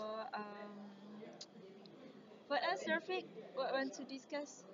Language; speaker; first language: English; non-native, learner; Malay